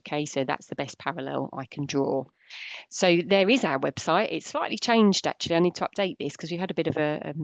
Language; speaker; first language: English; native; English